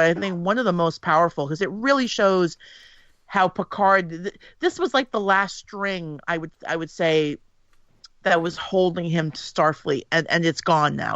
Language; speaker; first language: English; native; English